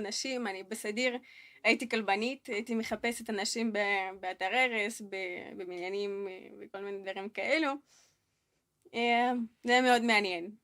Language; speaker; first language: Hebrew; non-native, fluent; Russian